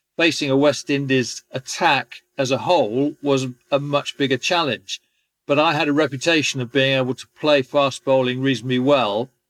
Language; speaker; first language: English; native; English